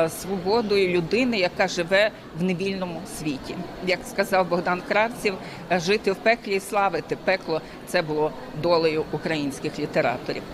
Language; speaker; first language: Ukrainian; native; Ukrainian